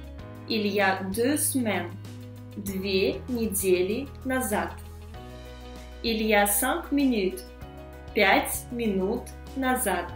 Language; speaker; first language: French; non-native, fluent; Russian